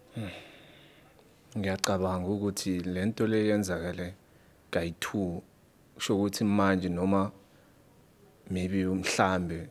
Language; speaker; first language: Zulu; non-native, local second language; Tsonga